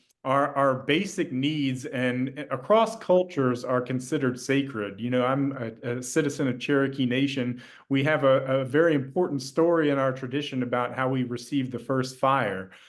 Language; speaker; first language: English; native; English